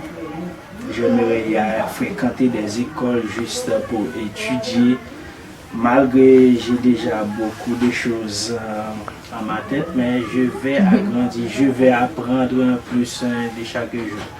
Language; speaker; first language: French; non-native, local second language; Haitian Creole